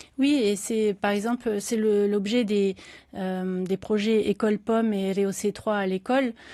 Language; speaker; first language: French; native; French